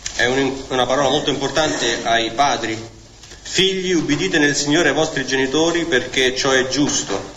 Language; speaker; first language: Italian; native; Italian